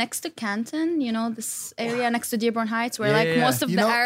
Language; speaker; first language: English; non-native, fluent; Arabic